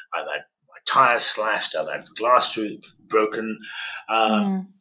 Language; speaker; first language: English; native; English